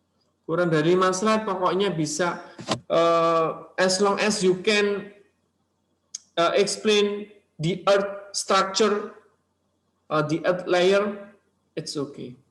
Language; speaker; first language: English; non-native, learner; Indonesian